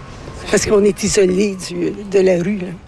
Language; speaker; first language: French; native; French